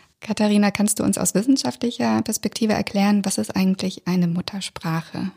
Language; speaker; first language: German; early bilingual, other home language; Russian